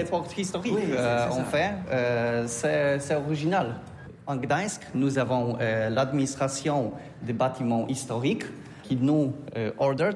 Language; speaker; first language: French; non-native, learner; Polish